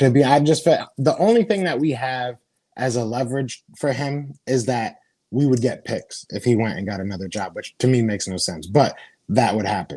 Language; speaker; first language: English; native; English